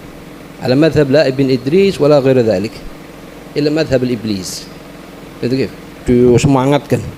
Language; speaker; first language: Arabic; non-native, fluent; Indonesian